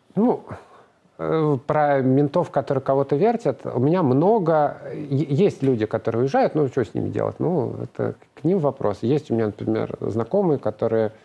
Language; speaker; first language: Russian; native; Russian